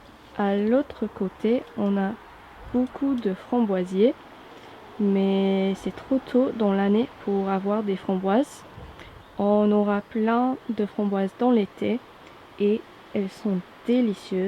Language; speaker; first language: French; non-native, fluent; English